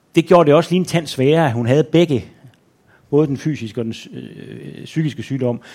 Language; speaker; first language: Danish; native; Danish